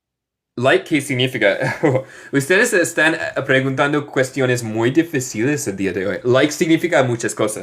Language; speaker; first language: Spanish; non-native, fluent; English